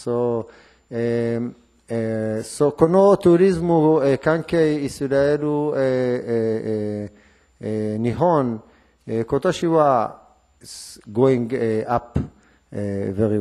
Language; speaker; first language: Japanese; non-native, learner; Hebrew